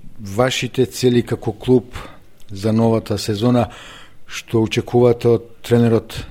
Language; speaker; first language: Macedonian; native; Macedonian